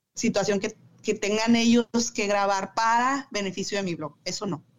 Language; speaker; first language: Spanish; native; Spanish